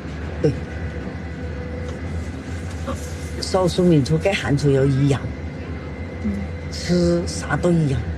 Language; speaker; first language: Chinese; native; Chinese